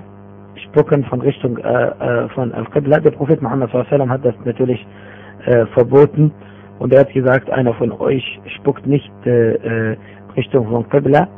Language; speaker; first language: German; non-native, fluent; Arabic